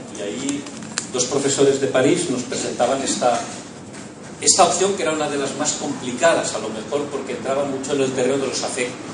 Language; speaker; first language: Spanish; non-native, local second language; Catalan